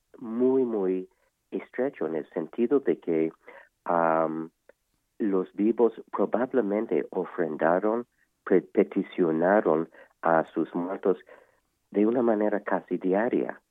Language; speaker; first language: Spanish; non-native, fluent; English